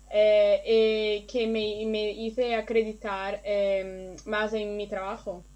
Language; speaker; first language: Spanish; non-native, learner; Portuguese